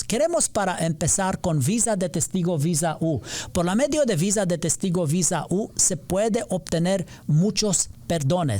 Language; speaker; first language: Spanish; non-native, learner; English